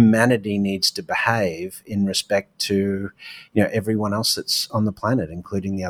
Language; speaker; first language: English; native; English